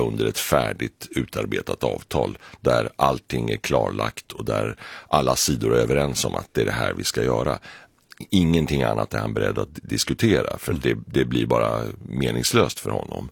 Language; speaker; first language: Swedish; native; Swedish